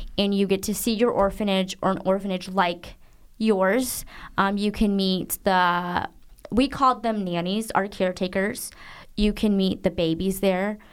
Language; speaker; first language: English; native; English